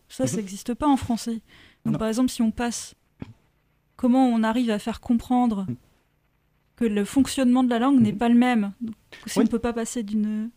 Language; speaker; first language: French; native; French